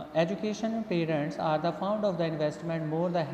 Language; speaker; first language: English; non-native, local second language; Punjabi